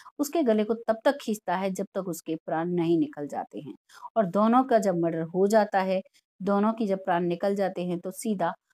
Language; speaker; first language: Hindi; native; Hindi